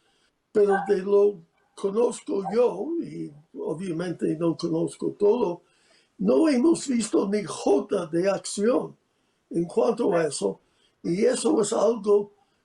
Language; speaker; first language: Spanish; non-native, fluent; English